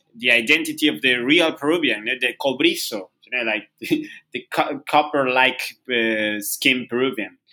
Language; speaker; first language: English; non-native, fluent; Spanish